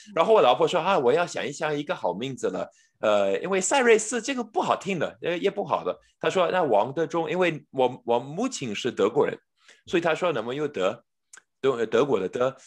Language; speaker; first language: Chinese; non-native, fluent; English